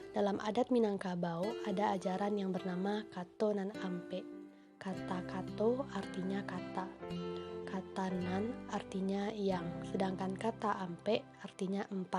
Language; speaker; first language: Indonesian; non-native, local second language; Minangkabau